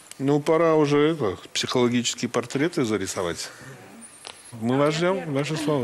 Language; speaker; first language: Russian; native; Russian